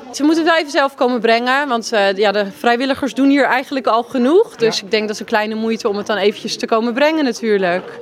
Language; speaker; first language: Dutch; native; Dutch